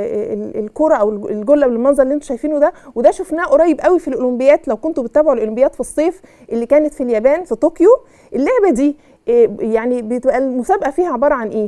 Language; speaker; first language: Arabic; native; Arabic